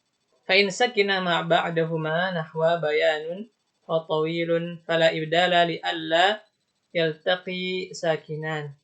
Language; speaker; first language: Arabic; non-native, learner; Indonesian